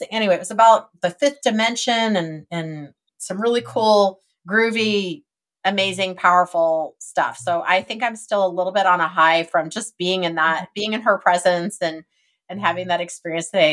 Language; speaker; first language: English; native; English